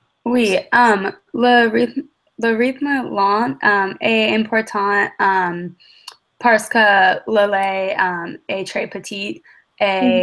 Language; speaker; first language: French; non-native, learner; English